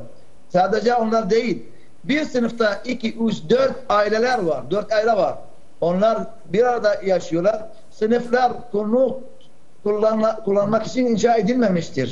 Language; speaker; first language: Turkish; non-native, fluent; Arabic